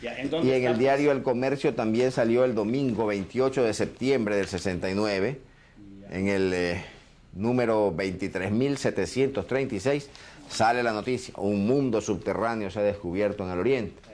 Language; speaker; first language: Spanish; native; Spanish